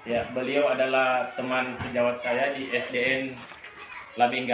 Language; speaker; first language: Indonesian; native; Indonesian